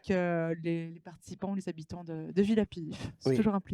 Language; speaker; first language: French; native; French